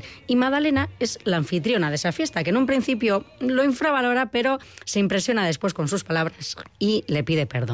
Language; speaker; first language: Spanish; native; Spanish